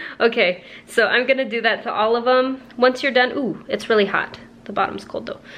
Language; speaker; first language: English; native; English